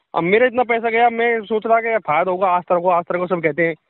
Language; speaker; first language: Hindi; native; Hindi